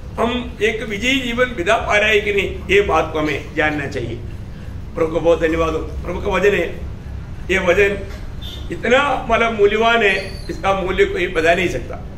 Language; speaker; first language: Hindi; non-native, local second language; Malayalam